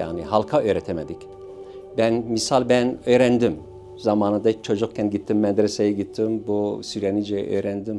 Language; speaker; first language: Turkish; non-native, local second language; Syriac